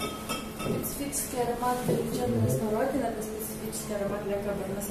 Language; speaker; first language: Russian; non-native, local second language; Romanian